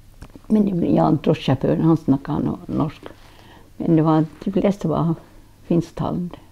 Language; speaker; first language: Norwegian; non-native, local second language; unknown